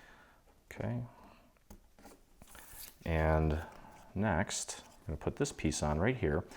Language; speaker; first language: English; native; English